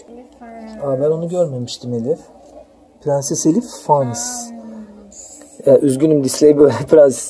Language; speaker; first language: Turkish; native; Turkish